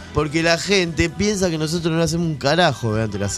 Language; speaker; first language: Spanish; native; Spanish